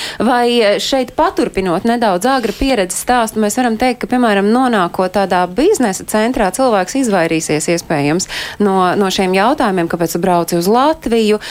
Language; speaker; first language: Latvian; native; Latvian